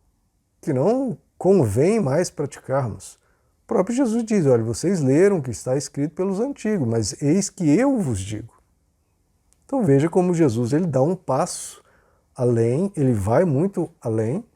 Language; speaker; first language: Portuguese; native; Portuguese